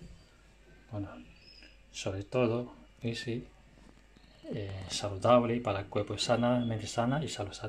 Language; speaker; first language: Spanish; non-native, learner; Chinese